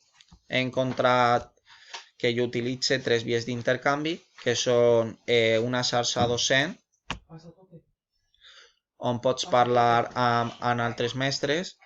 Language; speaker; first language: Catalan; non-native, local second language; Spanish